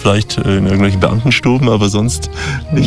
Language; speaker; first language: German; native; German